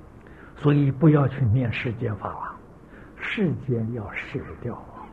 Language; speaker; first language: Chinese; native; Chinese